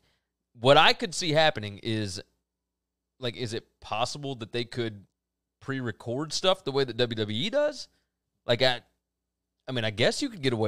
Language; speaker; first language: English; native; English